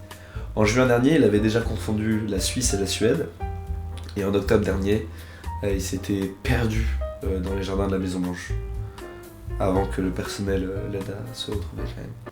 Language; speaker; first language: French; native; French